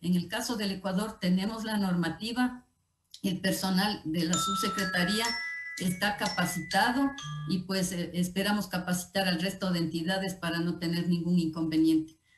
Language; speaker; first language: Spanish; native; Spanish